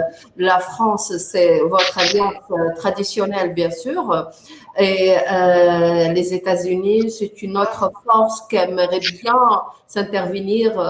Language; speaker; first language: French; non-native, local second language; Arabic